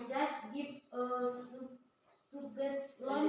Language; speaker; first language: English; non-native, learner; Indonesian